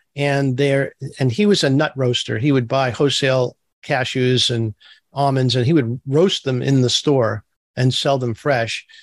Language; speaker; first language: English; early bilingual, other home language; Turkish